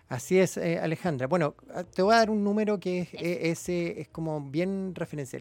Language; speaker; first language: Spanish; native; Spanish